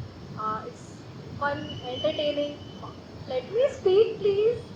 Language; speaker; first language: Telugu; non-native, local second language; Hindi